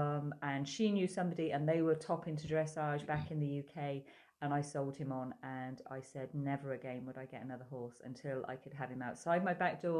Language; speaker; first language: English; native; English